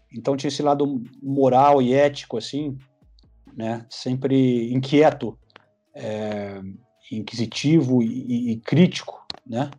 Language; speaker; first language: Portuguese; early bilingual, other home language; English